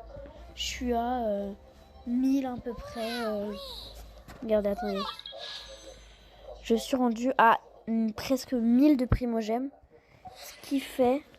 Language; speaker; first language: French; native; French